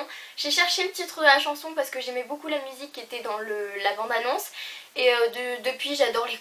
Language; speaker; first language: French; native; French